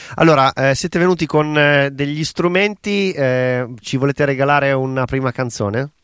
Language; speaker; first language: Italian; native; Italian